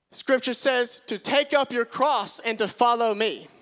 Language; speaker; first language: English; native; English